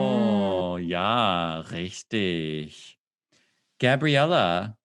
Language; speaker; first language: German; non-native, fluent; English